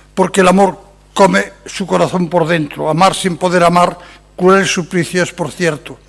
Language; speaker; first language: Spanish; non-native, local second language; Galician